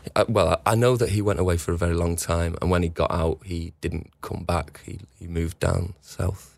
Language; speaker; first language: English; native; English